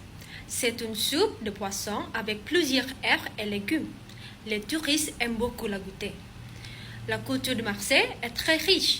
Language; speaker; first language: French; non-native, learner; Indonesian